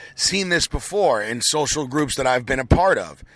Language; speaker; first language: English; native; English